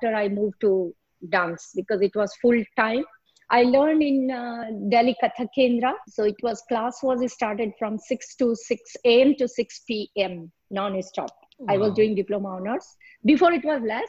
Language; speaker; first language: English; non-native, local second language; Hindi